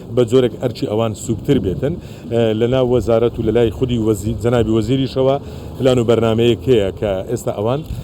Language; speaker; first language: Central Kurdish; native; Central Kurdish